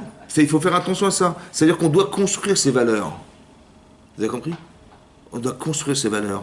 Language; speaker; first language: French; native; French